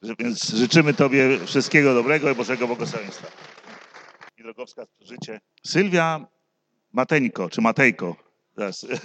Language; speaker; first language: Polish; native; Polish